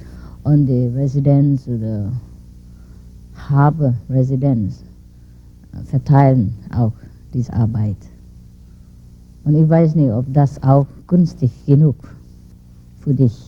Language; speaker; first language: German; non-native, learner; Vietnamese